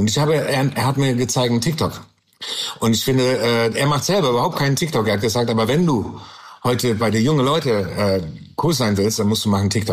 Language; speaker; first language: German; non-native, learner; English